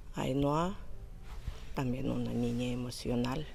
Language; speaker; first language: Spanish; non-native, learner; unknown